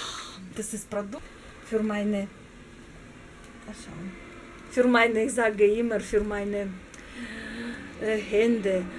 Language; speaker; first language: German; non-native, learner; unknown